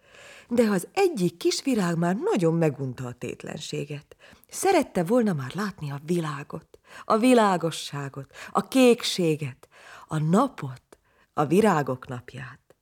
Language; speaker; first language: Hungarian; native; Hungarian